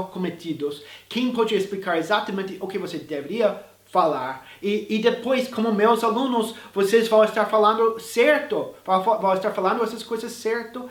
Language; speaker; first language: Portuguese; non-native, fluent; English